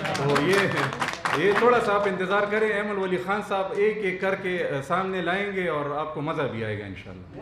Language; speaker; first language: Urdu; non-native, local second language; Pashto